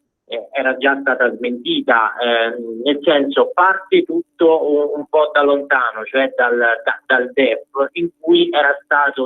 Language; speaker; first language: Italian; native; Italian